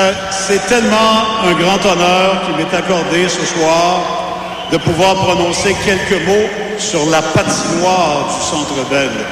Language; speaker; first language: French; native; French